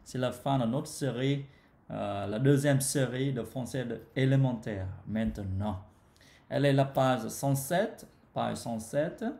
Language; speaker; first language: French; non-native, fluent; Vietnamese